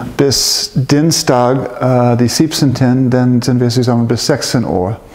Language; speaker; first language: German; non-native, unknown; English